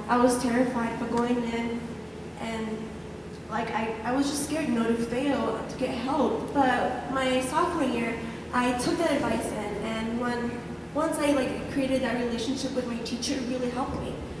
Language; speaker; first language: English; early bilingual, other home language; Spanish